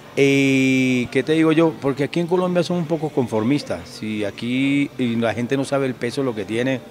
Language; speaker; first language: Spanish; native; Spanish